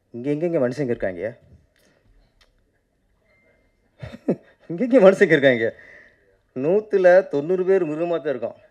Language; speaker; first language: Tamil; native; Tamil